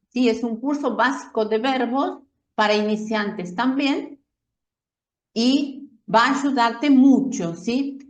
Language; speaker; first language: Spanish; native; Spanish